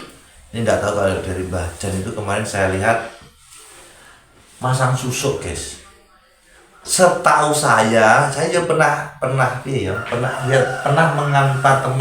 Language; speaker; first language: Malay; non-native, local second language; Javanese